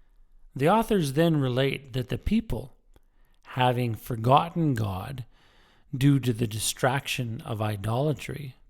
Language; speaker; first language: English; native; English